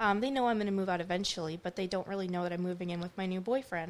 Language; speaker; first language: English; native; English